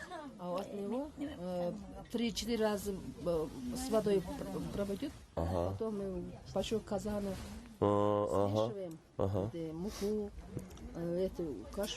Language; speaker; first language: Russian; non-native, local second language; Kyrgyz